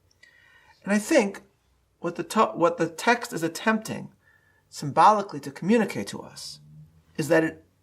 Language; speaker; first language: English; native; English